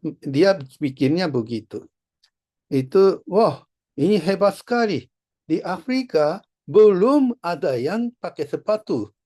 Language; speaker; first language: Indonesian; non-native, fluent; Japanese